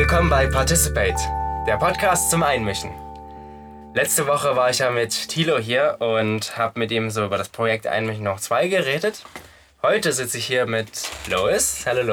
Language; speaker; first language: German; native; German